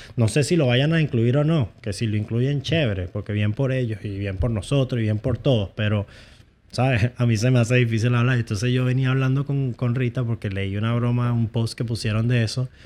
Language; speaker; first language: Spanish; native; Spanish